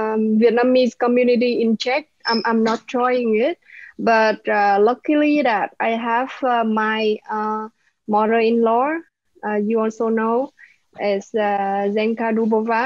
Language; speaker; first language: English; non-native, learner; Vietnamese